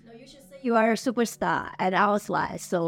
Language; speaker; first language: English; non-native, fluent; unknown